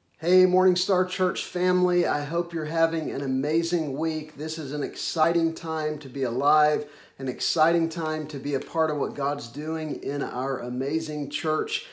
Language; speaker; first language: English; native; English